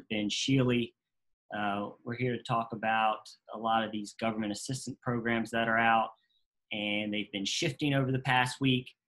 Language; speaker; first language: English; native; English